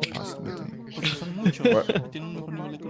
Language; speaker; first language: Spanish; native; Spanish